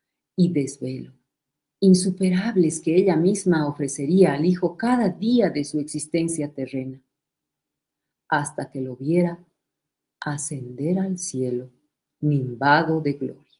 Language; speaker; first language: Spanish; native; Spanish